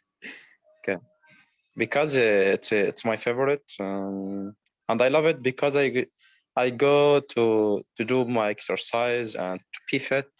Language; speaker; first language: English; non-native, learner; Arabic